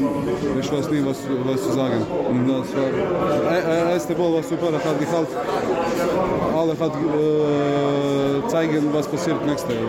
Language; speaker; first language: German; non-native, learner; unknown